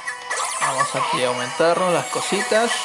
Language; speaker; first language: Spanish; native; Spanish